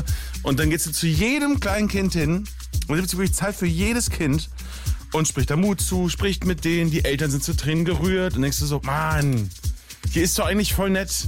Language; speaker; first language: German; native; German